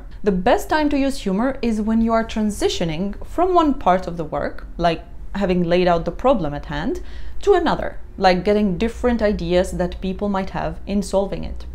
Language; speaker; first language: English; non-native, fluent; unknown